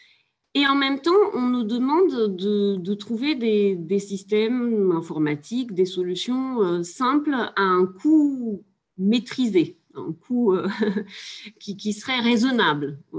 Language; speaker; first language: French; native; French